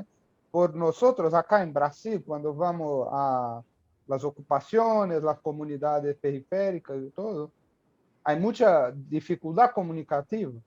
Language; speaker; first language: Spanish; non-native, learner; Portuguese